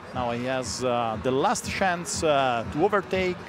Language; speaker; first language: English; non-native, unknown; Italian